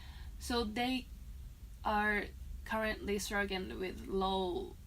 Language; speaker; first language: English; non-native, fluent; Japanese